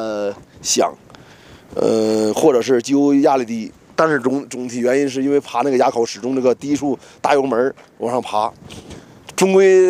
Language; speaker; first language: Chinese; native; Chinese